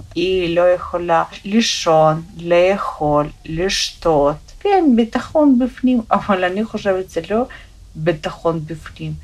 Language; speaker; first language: Hebrew; early bilingual, other home language; Russian